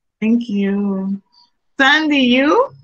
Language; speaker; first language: English; non-native, fluent; Spanish